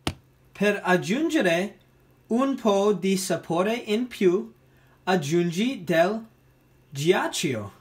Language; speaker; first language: Italian; non-native, learner; English